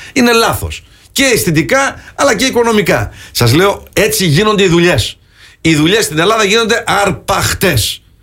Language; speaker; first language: Greek; early bilingual, heritage; Greek